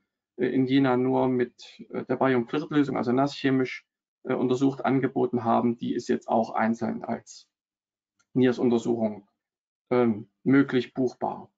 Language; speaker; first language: German; native; German